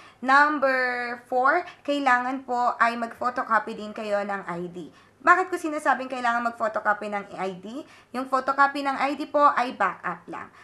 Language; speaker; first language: Filipino; native; Filipino